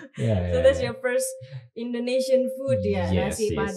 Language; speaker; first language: English; non-native, fluent; Indonesian